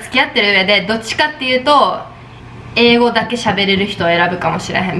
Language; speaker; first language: Japanese; early bilingual, heritage; Japanese